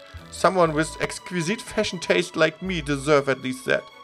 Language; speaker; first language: English; non-native, fluent; German